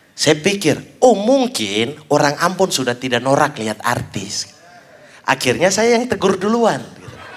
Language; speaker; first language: Indonesian; native; Indonesian